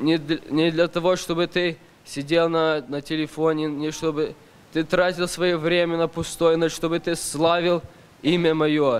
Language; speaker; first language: Russian; early bilingual, heritage; Russian